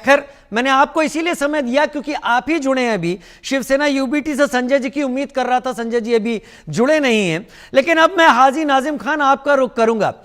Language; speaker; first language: Hindi; native; Hindi